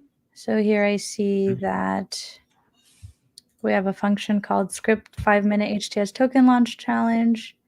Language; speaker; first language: English; native; English